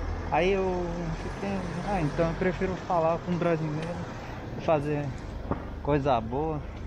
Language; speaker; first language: Portuguese; non-native, fluent; Japanese